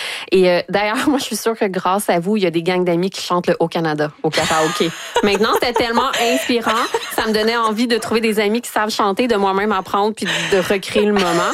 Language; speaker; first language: French; native; French